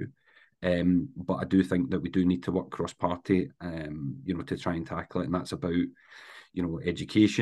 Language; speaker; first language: English; native; English